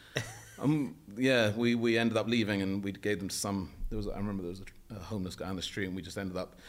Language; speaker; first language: English; native; English